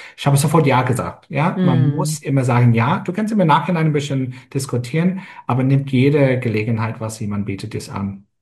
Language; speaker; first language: German; non-native, fluent; English